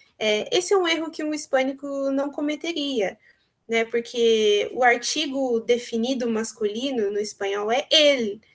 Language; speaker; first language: Portuguese; native; Portuguese